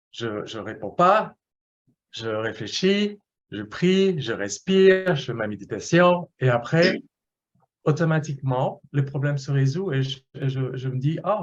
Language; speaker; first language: French; non-native, fluent; English